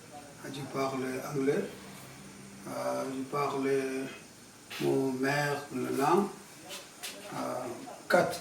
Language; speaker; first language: French; non-native, learner; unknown